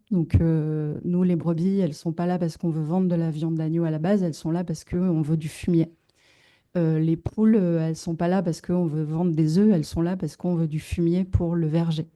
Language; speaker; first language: French; native; French